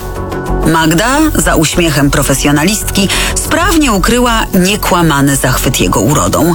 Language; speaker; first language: Polish; native; Polish